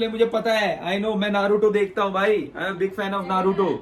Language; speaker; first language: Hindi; native; Hindi